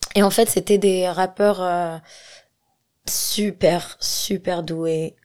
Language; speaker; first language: French; non-native, local second language; Arabic